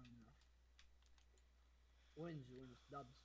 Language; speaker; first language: English; non-native, learner; Arabic